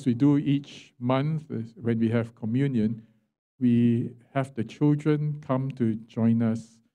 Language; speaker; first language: English; native; English